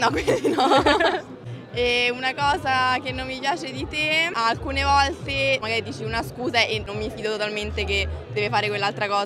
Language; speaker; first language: Italian; native; Italian